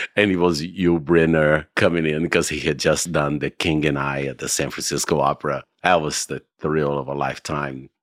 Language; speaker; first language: English; non-native, fluent; Portuguese